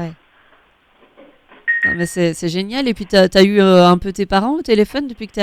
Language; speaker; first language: French; native; French